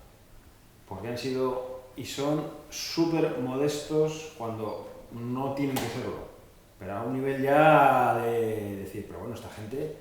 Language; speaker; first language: Spanish; native; Spanish